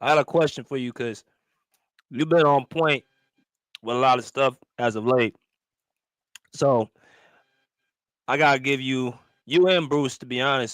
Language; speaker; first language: English; native; English